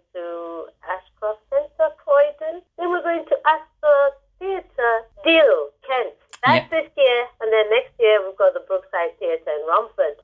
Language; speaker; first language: English; non-native, local second language; Igbo